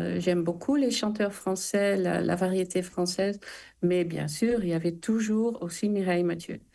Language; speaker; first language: French; non-native, fluent; Dutch